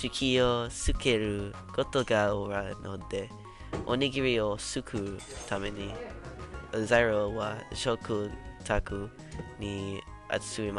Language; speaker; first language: Japanese; non-native, learner; English